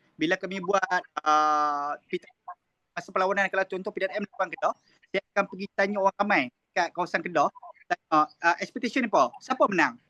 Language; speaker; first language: Malay; native; Malay